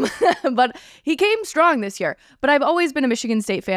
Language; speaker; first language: English; native; English